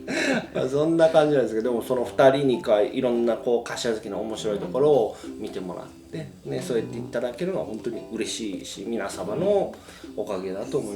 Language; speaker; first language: Japanese; native; Japanese